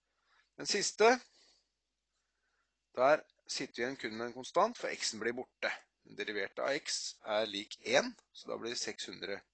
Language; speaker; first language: Norwegian; native; Norwegian